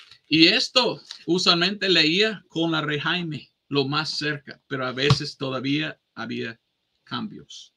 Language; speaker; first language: Spanish; non-native, fluent; English